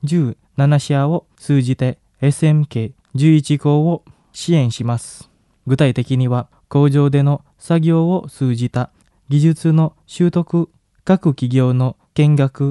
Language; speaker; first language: Japanese; non-native, fluent; Indonesian